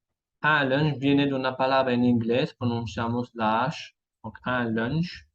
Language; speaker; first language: Spanish; non-native, fluent; French